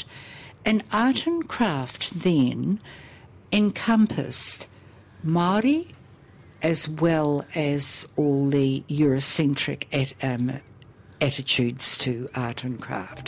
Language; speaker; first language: English; native; English